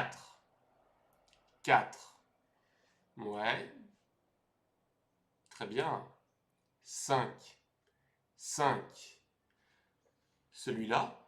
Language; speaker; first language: French; native; French